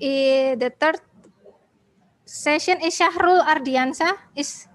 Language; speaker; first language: English; non-native, learner; Indonesian